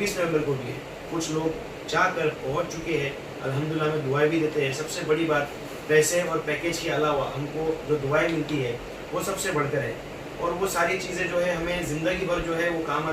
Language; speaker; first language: Hindi; native; Hindi